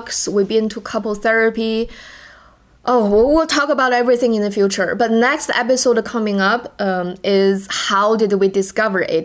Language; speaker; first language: English; non-native, fluent; Chinese